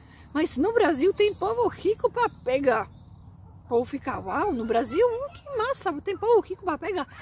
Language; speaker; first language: Portuguese; non-native, fluent; Polish